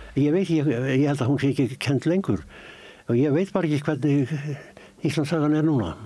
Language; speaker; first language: Icelandic; native; Icelandic